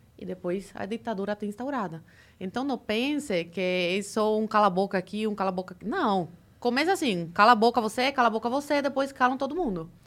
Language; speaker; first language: Portuguese; early bilingual, other home language; Spanish